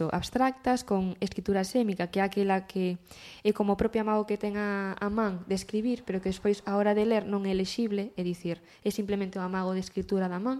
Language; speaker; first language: Galician; native; Galician